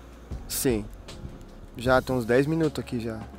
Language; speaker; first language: Portuguese; native; Portuguese